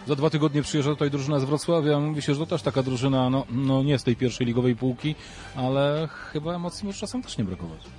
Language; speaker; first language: Polish; native; Polish